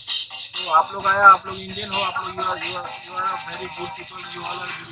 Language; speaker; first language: Hindi; non-native, learner; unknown